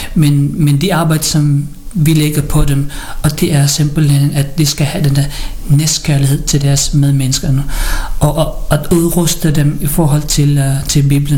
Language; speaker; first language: Danish; non-native, fluent; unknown